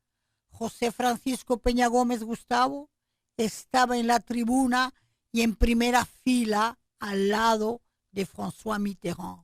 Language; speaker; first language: Spanish; native; Spanish